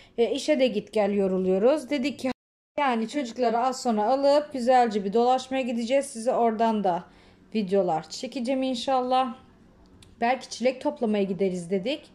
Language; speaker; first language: Turkish; early bilingual, heritage; Turkish